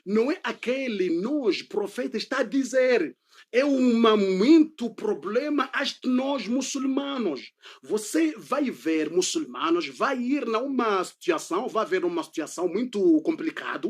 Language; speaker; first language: Portuguese; non-native, learner; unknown